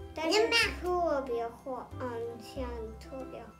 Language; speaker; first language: Chinese; early bilingual, heritage; Chinese